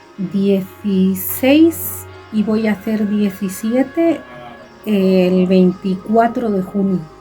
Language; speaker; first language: Spanish; native; Spanish